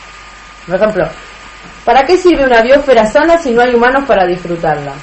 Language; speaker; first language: Spanish; native; Spanish